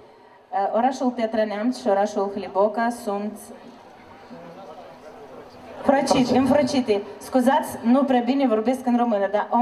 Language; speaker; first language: Romanian; non-native, learner; Ukrainian